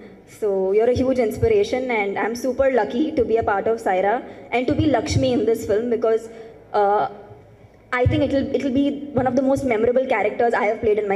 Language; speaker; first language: Tamil; non-native, fluent; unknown